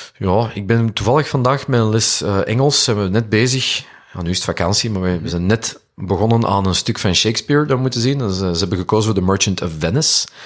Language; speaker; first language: Dutch; native; Dutch